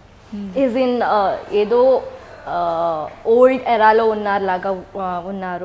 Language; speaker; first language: Telugu; non-native, learner; Kannada